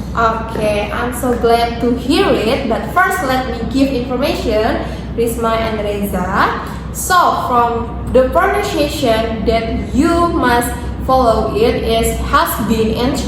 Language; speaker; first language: English; non-native, learner; Indonesian